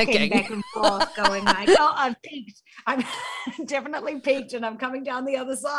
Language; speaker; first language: English; native; English